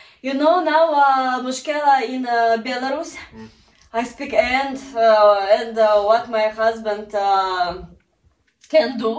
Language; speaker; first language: English; non-native, learner; Russian